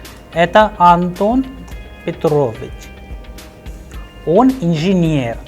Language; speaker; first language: Russian; non-native, fluent; Hindi